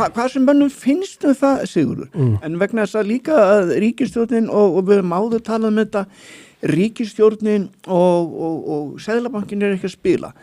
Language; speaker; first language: Icelandic; native; Icelandic